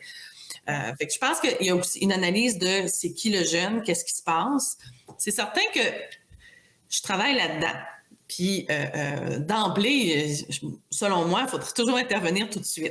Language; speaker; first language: French; native; French